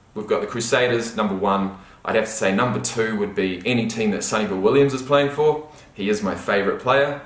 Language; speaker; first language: English; native; English